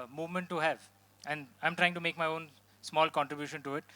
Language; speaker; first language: English; non-native, local second language; Hindi